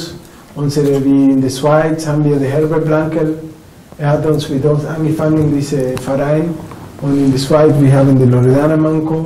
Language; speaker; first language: German; non-native, fluent; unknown